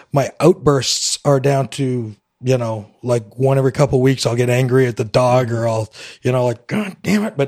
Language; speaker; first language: English; native; English